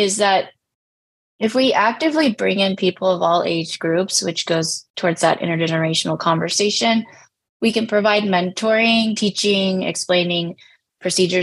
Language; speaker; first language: English; native; English